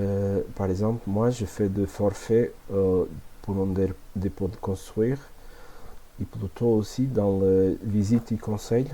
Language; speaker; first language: French; non-native, fluent; Portuguese